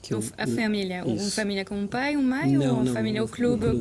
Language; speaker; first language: Portuguese; non-native, learner; French